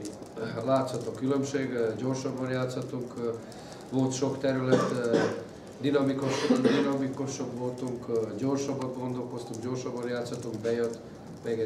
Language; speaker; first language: Hungarian; non-native, fluent; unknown